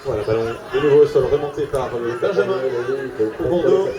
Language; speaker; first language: French; native; French